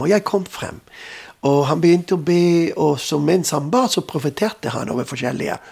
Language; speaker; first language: Norwegian; non-native, fluent; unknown